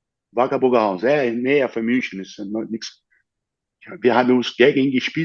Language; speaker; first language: German; non-native, learner; Portuguese